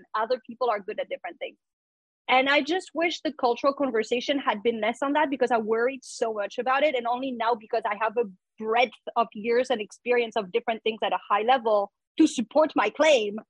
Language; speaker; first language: English; non-native, fluent; French